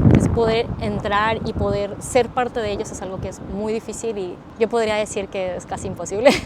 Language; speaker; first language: Spanish; native; Spanish